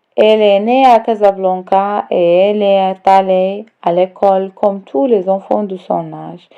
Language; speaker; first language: French; non-native, local second language; Arabic